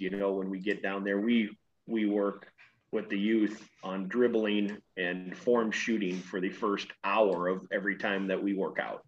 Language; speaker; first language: English; native; English